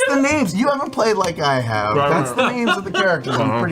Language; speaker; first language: English; native; English